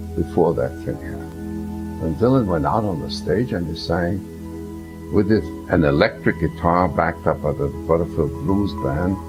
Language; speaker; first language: English; early bilingual, other home language; German